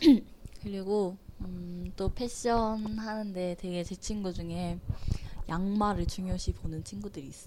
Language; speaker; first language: Korean; non-native, learner; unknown